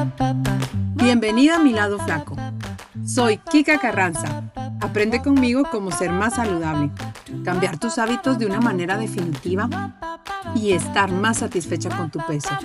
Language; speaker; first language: Spanish; native; Spanish